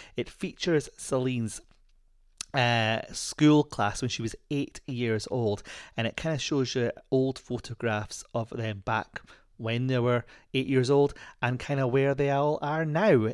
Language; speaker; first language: English; native; English